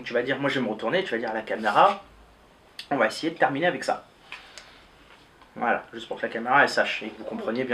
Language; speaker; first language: French; native; French